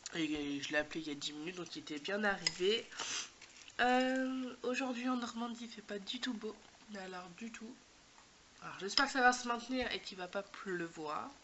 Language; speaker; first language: French; native; French